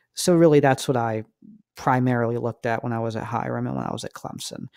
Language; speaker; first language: English; native; English